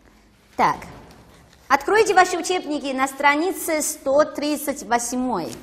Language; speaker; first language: Russian; non-native, fluent; Chinese